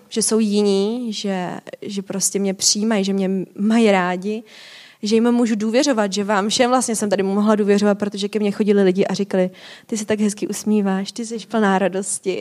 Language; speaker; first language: Czech; native; Czech